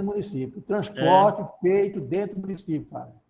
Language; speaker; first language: Portuguese; native; Portuguese